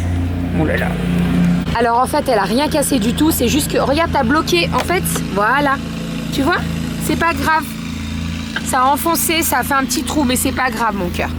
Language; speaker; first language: French; native; French